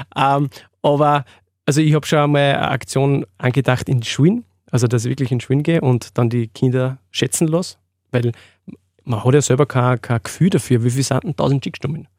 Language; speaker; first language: German; native; German